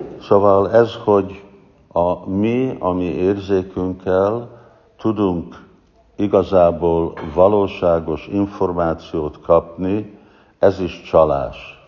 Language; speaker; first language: Hungarian; non-native, fluent; English